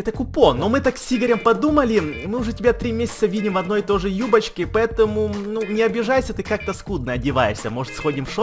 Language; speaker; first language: Russian; native; Russian